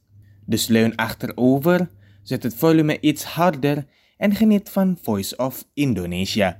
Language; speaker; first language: Dutch; non-native, fluent; Indonesian